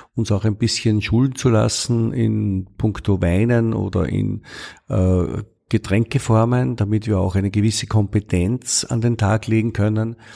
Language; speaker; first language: German; native; German